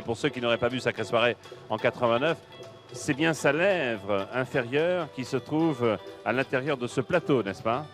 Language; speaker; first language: French; native; French